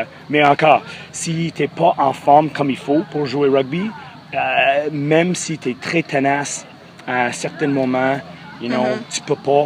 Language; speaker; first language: French; non-native, fluent; English